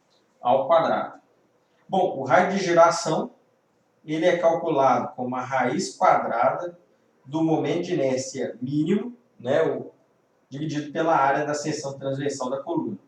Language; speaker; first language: Portuguese; native; Portuguese